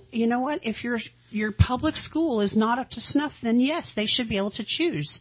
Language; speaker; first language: English; native; English